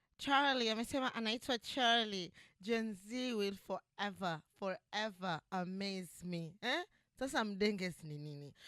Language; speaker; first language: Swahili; native; Swahili